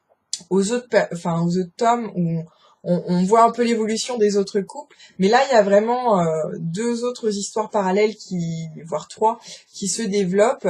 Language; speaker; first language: French; native; French